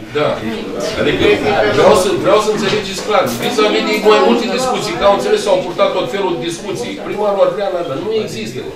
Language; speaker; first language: Romanian; native; Romanian